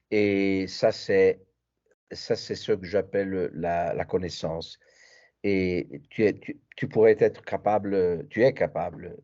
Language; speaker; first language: French; non-native, fluent; Italian